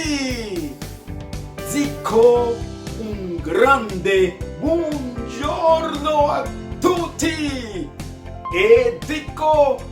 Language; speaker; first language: Italian; non-native, learner; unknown